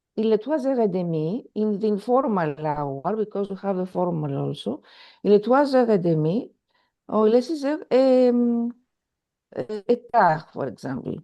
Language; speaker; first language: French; non-native, fluent; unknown